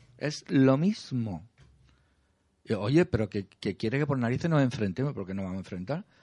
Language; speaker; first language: Spanish; native; Spanish